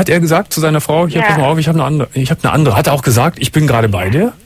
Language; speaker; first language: German; native; German